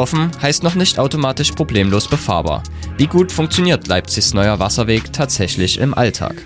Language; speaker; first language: German; native; German